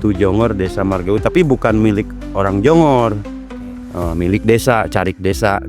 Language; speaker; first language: Indonesian; non-native, local second language; Sundanese